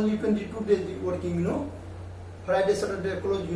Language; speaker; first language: English; non-native, learner; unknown